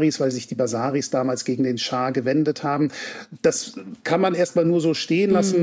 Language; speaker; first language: German; native; German